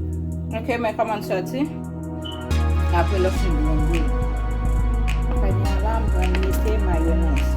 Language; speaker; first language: French; non-native, local second language; Haitian Creole